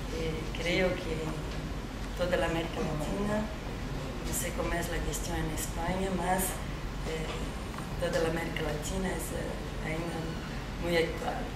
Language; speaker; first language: Spanish; non-native, learner; Portuguese